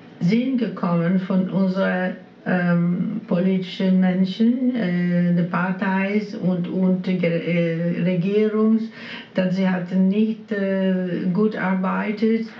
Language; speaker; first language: German; non-native, learner; Greek